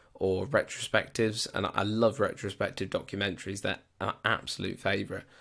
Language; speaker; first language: English; native; English